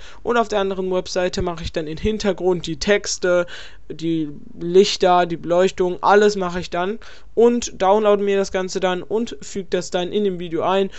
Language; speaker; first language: German; native; German